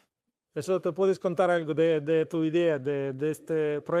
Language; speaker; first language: Spanish; non-native, learner; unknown